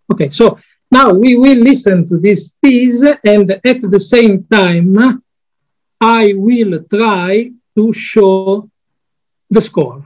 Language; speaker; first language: English; non-native, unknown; Italian